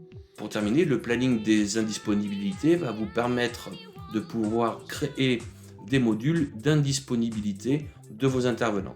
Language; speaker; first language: French; native; French